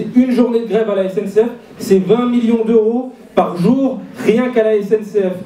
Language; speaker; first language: French; native; French